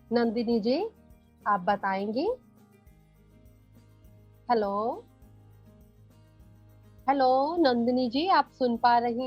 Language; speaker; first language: Hindi; native; Hindi